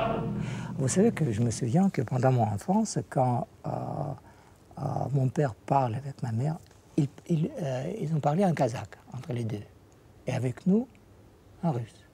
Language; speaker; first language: French; non-native, fluent; Russian